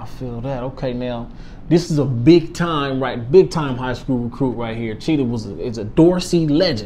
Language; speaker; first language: English; native; English